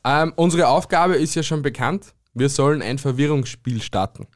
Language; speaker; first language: German; native; German